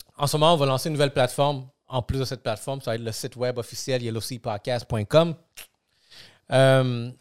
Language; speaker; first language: French; early bilingual, other home language; Spanish